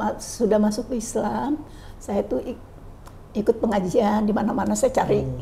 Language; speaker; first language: Indonesian; native; Indonesian